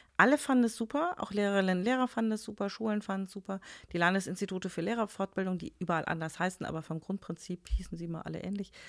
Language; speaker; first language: German; native; German